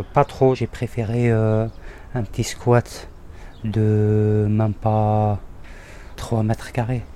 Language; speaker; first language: French; non-native, fluent; Arabic